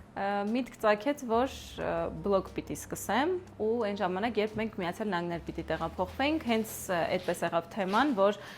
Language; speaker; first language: Armenian; native; Armenian